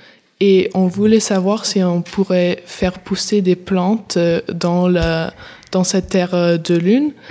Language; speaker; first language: French; early bilingual, heritage; English